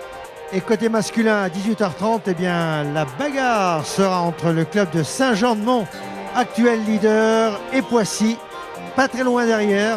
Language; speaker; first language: French; native; French